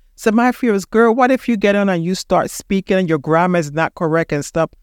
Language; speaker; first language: English; early bilingual, heritage; Spanish